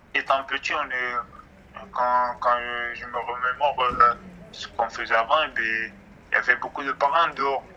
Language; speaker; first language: French; native; French